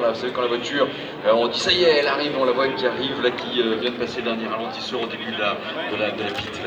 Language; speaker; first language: French; native; French